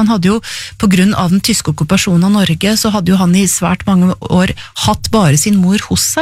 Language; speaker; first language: Norwegian; native; Norwegian